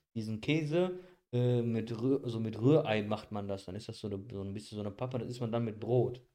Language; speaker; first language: German; early bilingual, other home language; Bosnian